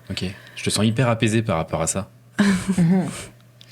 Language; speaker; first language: French; native; French